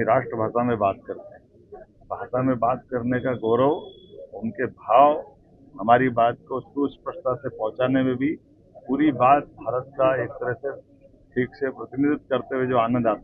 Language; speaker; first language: Hindi; native; Hindi